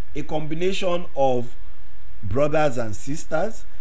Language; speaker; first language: English; non-native, local second language; Yoruba